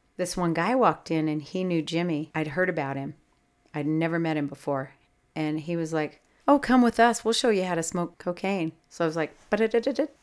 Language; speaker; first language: English; native; English